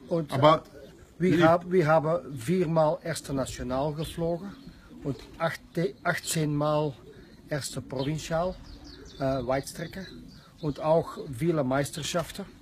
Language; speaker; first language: German; non-native, learner; Dutch